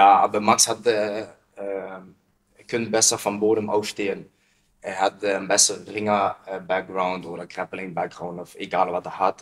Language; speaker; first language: German; non-native, learner; Dutch